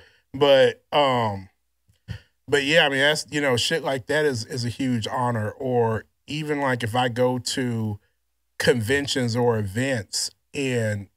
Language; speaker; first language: English; native; English